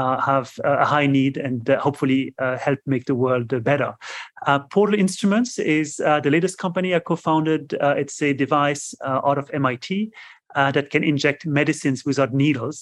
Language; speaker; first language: English; non-native, fluent; French